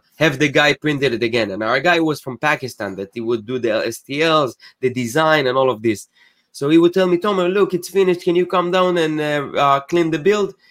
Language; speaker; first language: English; non-native, fluent; Hebrew